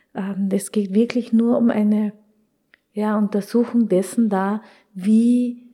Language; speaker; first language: German; native; German